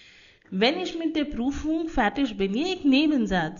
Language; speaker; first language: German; non-native, fluent; Hindi